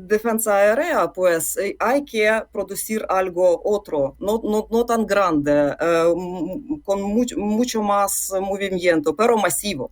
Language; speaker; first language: Spanish; non-native, fluent; Ukrainian